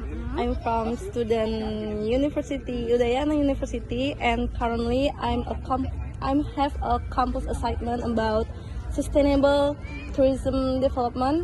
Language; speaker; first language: English; non-native, learner; Indonesian